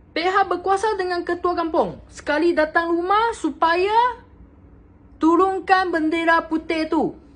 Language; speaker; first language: Malay; non-native, local second language; Chinese